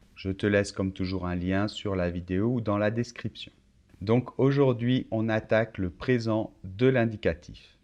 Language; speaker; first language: French; native; French